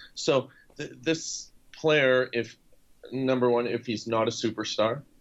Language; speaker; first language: English; native; English